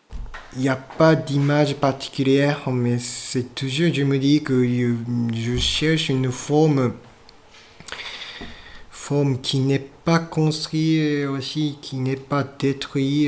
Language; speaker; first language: French; non-native, fluent; Japanese